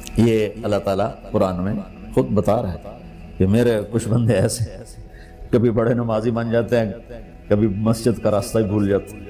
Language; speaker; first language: Urdu; non-native, local second language; Punjabi